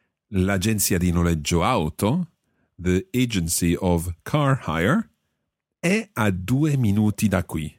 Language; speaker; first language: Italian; non-native, fluent; English